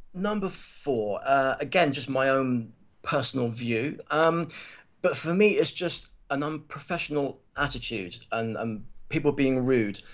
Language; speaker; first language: English; native; English